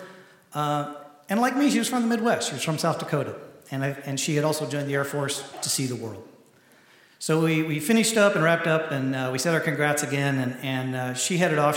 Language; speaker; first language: English; native; English